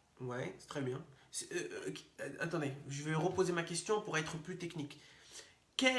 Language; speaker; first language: French; native; French